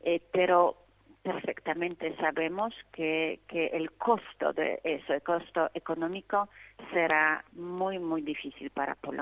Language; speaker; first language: Spanish; non-native, fluent; Polish